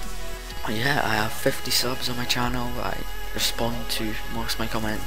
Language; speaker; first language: English; native; English